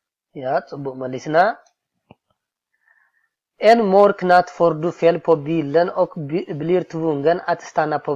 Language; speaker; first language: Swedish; non-native, fluent; Tigrinya